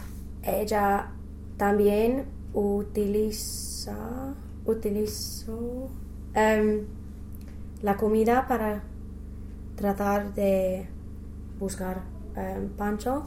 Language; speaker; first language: Spanish; non-native, learner; English